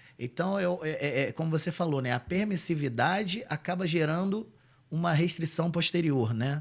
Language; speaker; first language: Portuguese; native; Portuguese